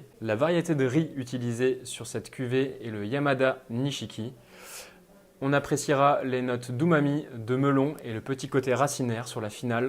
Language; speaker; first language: French; native; French